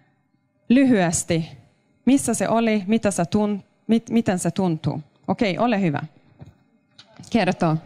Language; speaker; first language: Finnish; non-native, local second language; Swedish